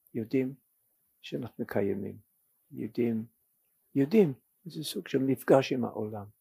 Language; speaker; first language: Hebrew; non-native, fluent; English